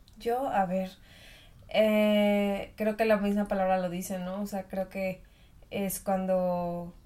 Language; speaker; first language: Spanish; native; Spanish